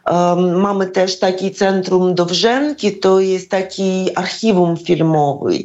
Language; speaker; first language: Polish; non-native, fluent; Ukrainian